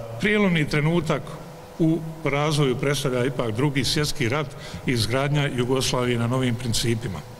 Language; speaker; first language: Bosnian; native; Bosnian